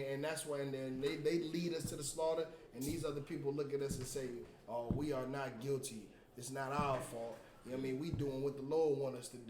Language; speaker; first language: English; native; English